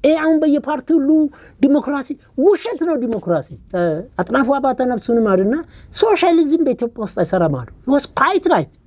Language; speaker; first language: Amharic; non-native, local second language; Oromo